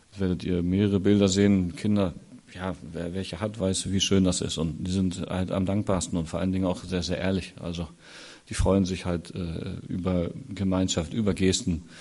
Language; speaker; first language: German; native; German